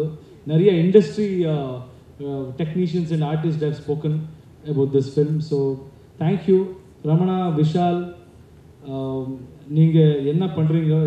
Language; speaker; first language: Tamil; non-native, learner; Kannada